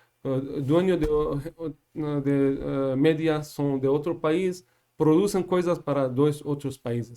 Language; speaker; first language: Portuguese; non-native, learner; Persian